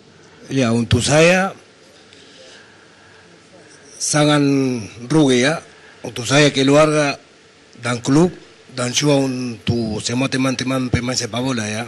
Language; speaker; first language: Indonesian; non-native, fluent; Spanish